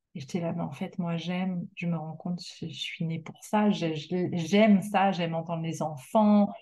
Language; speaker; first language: French; native; French